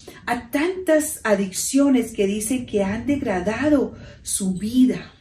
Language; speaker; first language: Spanish; native; Spanish